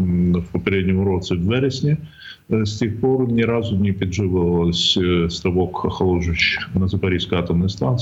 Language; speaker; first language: Ukrainian; native; Ukrainian